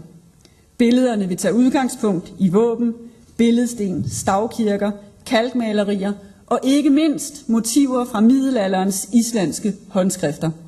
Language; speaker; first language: Danish; native; Danish